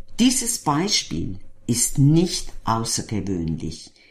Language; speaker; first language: German; native; German